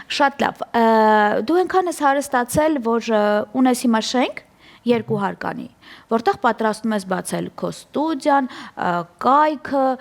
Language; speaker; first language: Armenian; native; Armenian